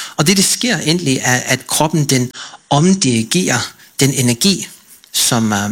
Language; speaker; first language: Danish; non-native, fluent; English